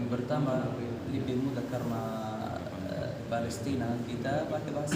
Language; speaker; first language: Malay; non-native, fluent; Arabic